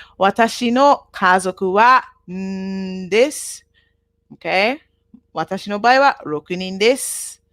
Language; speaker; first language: Japanese; non-native, fluent; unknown